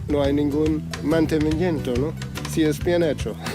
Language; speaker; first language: Spanish; non-native, fluent; German